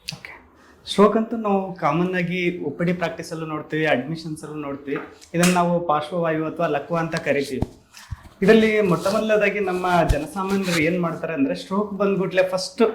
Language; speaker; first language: Kannada; native; Kannada